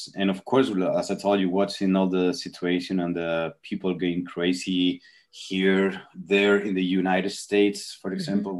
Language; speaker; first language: English; non-native, fluent; Spanish